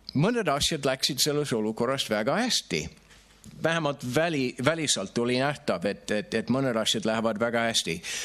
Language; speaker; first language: Estonian; non-native, fluent; English